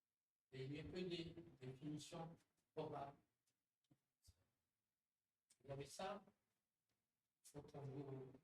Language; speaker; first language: French; non-native, local second language; Arabic